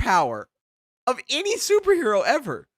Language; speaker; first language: English; native; English